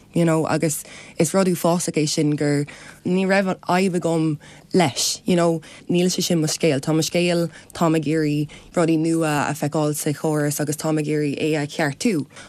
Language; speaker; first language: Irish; non-native, local second language; English